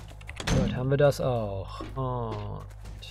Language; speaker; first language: German; native; German